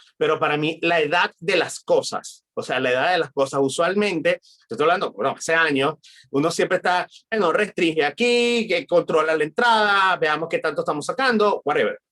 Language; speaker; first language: Spanish; native; Spanish